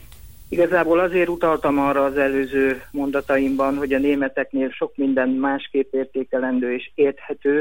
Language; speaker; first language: Hungarian; native; Hungarian